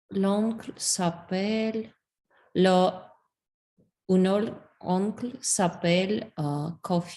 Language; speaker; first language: French; non-native, learner; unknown